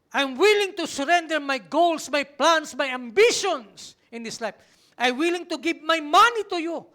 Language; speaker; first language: English; non-native, local second language; Filipino